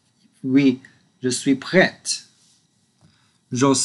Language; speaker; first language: French; non-native, learner; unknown